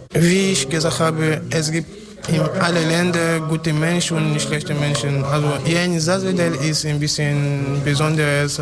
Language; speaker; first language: German; non-native, learner; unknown